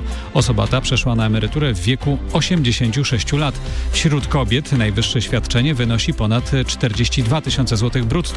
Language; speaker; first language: Polish; native; Polish